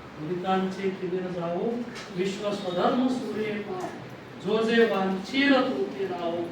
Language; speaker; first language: Marathi; non-native, local second language; Kannada